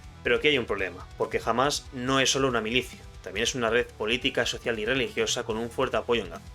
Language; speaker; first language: Spanish; native; Spanish